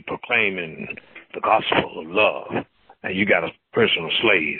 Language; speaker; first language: English; native; English